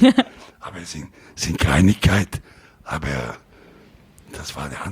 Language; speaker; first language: German; non-native, learner; Italian